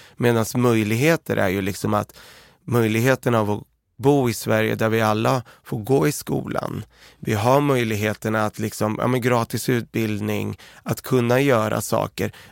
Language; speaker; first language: Swedish; early bilingual, other home language; Arabic